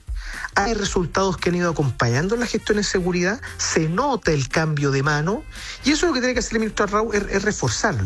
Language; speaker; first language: Spanish; native; Spanish